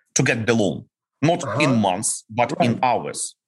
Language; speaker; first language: English; non-native, fluent; Ukrainian